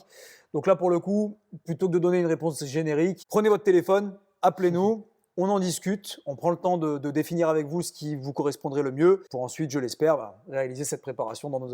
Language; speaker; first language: French; native; French